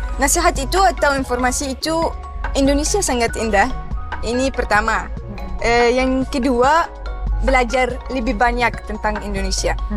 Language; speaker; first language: Indonesian; non-native, fluent; Arabic